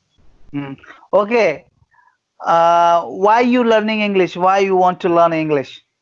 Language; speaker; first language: English; non-native, fluent; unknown